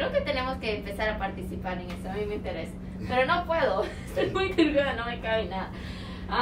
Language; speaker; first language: Spanish; non-native, learner; English